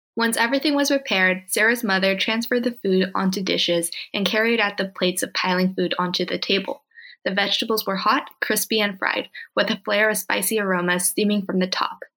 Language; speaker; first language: English; early bilingual, other home language; Korean